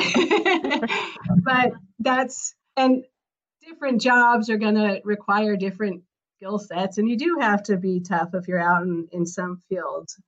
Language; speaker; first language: English; native; English